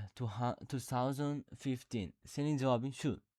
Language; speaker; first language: English; non-native, learner; Uzbek